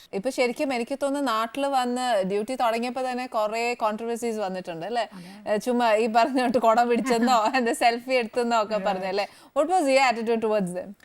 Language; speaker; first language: Malayalam; native; Malayalam